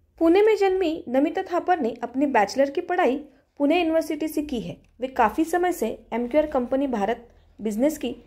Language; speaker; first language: Hindi; non-native, local second language; Marathi